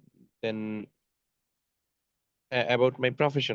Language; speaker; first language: English; non-native, local second language; Bangla